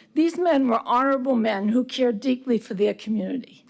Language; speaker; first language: English; native; English